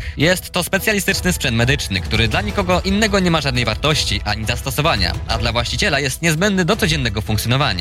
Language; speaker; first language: Polish; native; Polish